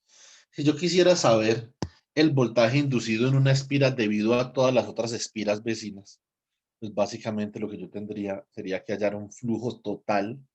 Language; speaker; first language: Spanish; native; Spanish